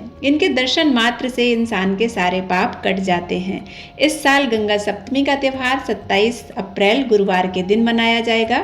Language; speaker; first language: Hindi; native; Hindi